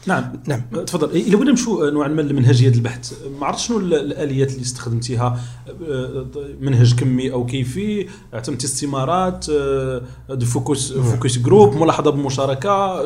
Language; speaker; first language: Arabic; native; Arabic